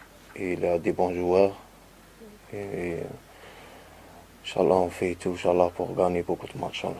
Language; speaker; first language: French; non-native, learner; Arabic